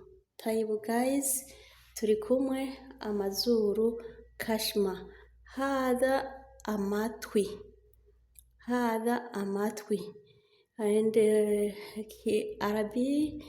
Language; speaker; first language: Arabic; non-native, learner; Rundi